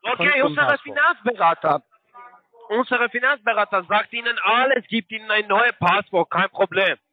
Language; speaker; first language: German; non-native, learner; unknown